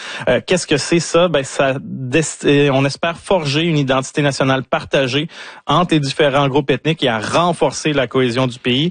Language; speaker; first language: French; native; French